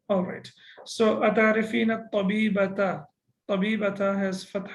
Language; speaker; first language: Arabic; non-native, fluent; Urdu